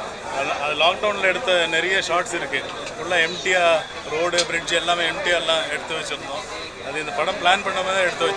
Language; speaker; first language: Tamil; non-native, fluent; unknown